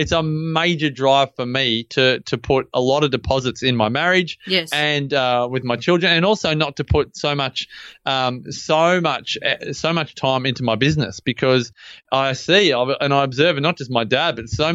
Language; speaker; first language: English; native; English